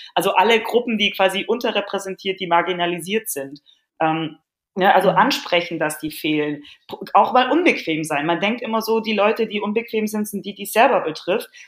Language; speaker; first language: German; early bilingual, other home language; Polish